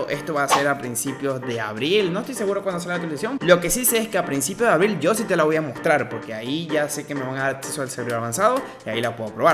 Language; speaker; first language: Spanish; native; Spanish